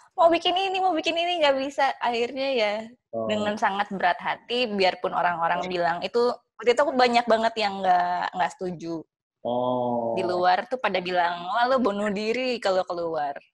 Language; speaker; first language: Indonesian; native; Indonesian